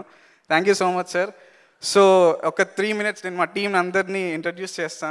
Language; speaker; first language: Telugu; native; Telugu